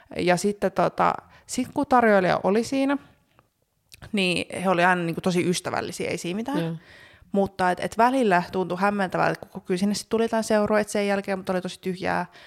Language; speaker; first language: Finnish; native; Finnish